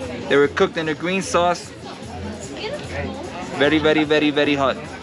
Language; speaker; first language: English; early bilingual, other home language; Spanish